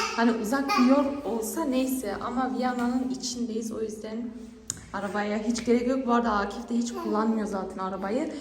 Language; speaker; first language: Turkish; early bilingual, heritage; Turkish